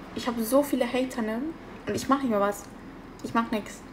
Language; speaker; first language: German; early bilingual, other home language; Italian